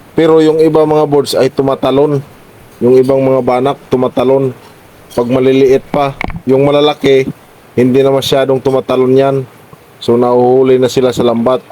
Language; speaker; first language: Filipino; non-native, local second language; Waray